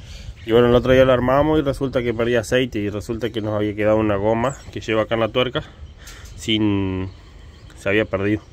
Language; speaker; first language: Spanish; native; Spanish